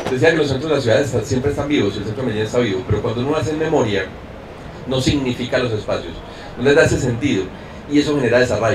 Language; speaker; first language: Spanish; native; Spanish